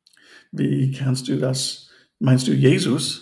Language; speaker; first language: German; non-native, fluent; English